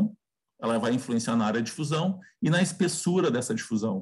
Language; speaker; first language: Portuguese; native; Portuguese